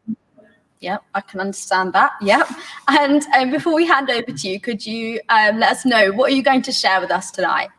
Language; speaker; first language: English; native; English